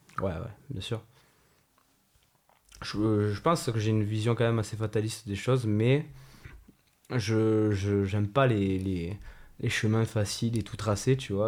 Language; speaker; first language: French; native; French